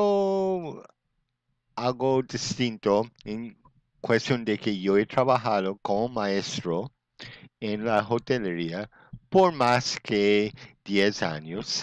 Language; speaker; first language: Spanish; non-native, fluent; English